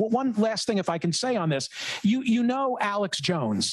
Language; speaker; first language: English; native; English